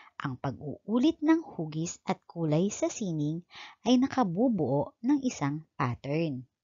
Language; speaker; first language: Filipino; native; Filipino